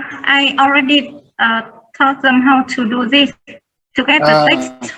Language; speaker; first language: English; non-native, learner; Vietnamese